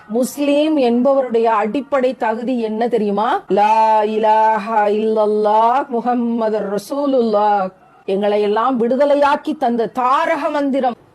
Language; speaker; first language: Tamil; non-native, local second language; Malayalam